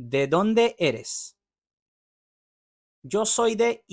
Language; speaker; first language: Spanish; non-native, fluent; Urdu